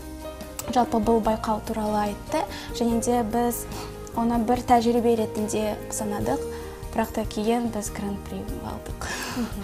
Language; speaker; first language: Kazakh; non-native, local second language; Russian